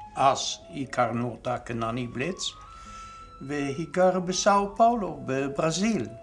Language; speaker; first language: Hebrew; non-native, fluent; Dutch